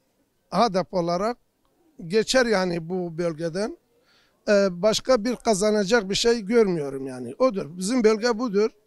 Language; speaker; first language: Turkish; non-native, local second language; Kurdish